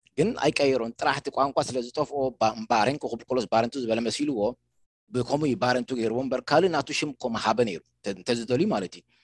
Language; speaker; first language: Tigrinya; non-native, local second language; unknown